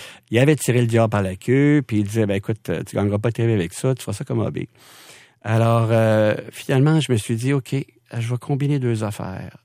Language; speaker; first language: French; native; French